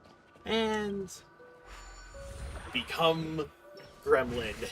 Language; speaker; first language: English; native; English